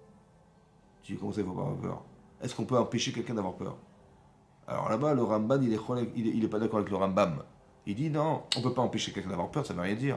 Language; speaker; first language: French; native; French